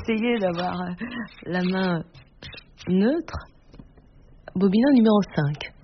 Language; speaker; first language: French; native; French